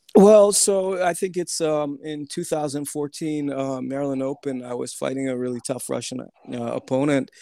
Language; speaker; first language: English; early bilingual, other home language; Turkish